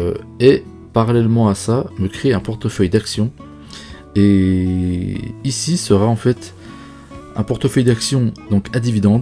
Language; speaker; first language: French; native; French